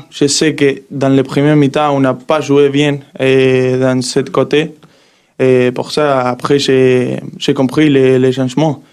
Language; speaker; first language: French; non-native, learner; Spanish